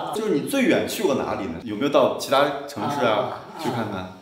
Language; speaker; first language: Chinese; native; Chinese